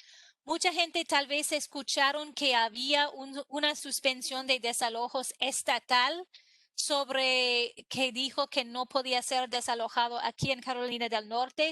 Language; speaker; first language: Spanish; non-native, fluent; English